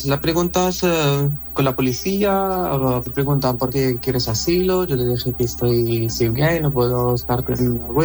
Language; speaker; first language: Spanish; non-native, learner; Arabic